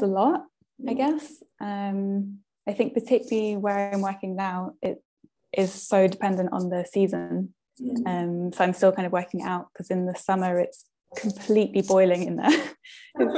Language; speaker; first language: English; native; English